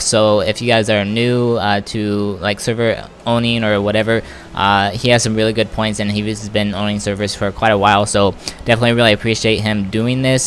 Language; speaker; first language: English; native; English